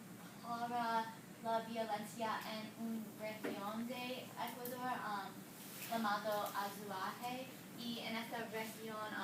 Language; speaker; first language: Spanish; non-native, learner; English